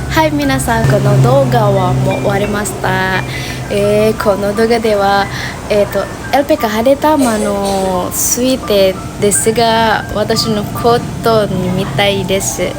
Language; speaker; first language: Japanese; non-native, learner; Indonesian